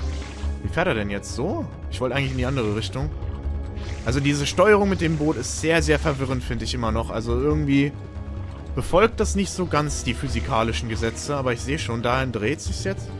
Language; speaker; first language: German; native; German